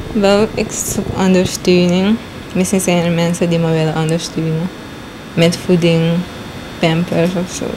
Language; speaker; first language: Dutch; non-native, local second language; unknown